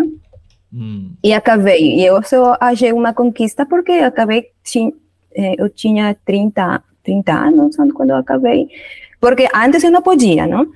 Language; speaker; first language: Portuguese; non-native, learner; Spanish